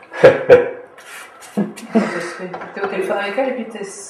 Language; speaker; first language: French; native; French